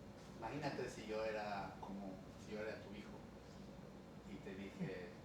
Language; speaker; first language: Spanish; early bilingual, heritage; English